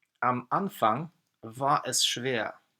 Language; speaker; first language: German; non-native, fluent; Polish